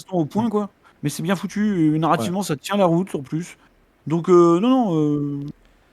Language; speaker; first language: French; native; French